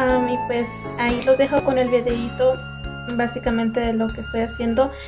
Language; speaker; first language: Spanish; early bilingual, heritage; Spanish